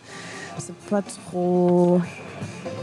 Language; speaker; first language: French; non-native, fluent; German